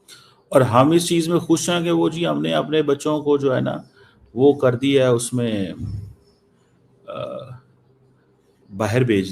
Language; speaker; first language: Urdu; non-native, local second language; Punjabi